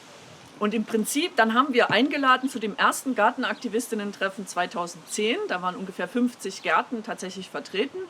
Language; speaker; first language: German; native; German